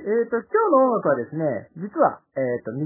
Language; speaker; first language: Japanese; native; Japanese